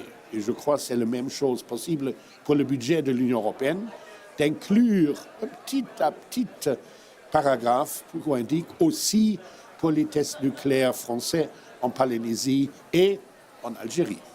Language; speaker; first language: French; non-native, fluent; German